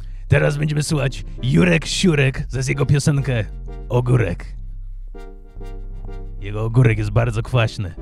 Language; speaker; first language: Polish; early bilingual, heritage; English